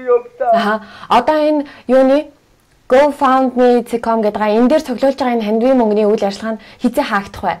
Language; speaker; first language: Mongolian; native; Mongolian